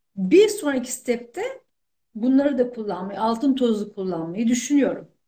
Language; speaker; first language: Turkish; native; Turkish